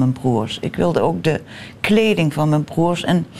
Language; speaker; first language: Dutch; native; Dutch